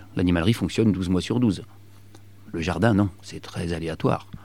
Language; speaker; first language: French; native; French